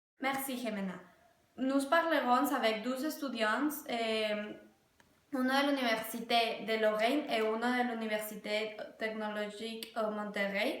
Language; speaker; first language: French; non-native, learner; Spanish